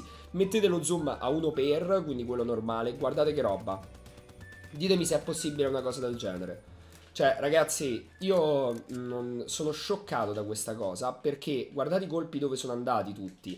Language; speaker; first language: Italian; native; Italian